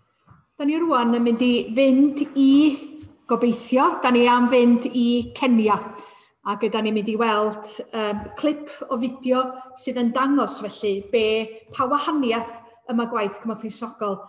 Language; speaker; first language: Welsh; native; Welsh